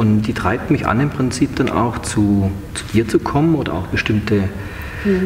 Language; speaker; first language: German; native; German